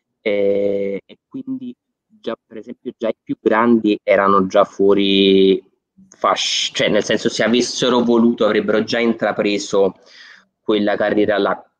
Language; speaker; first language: Italian; native; Italian